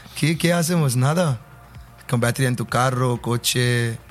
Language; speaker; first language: Spanish; non-native, learner; Hindi